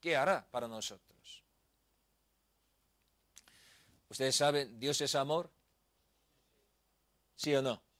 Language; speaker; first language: Spanish; non-native, learner; Korean